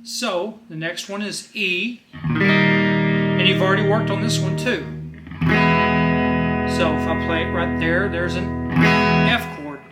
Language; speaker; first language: English; native; English